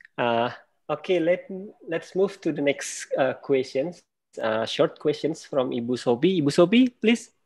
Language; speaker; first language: English; non-native, fluent; Indonesian